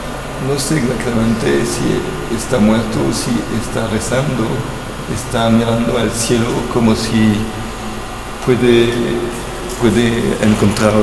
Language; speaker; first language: Spanish; non-native, learner; French